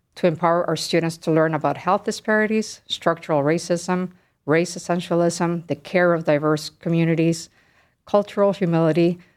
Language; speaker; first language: English; early bilingual, other home language; Spanish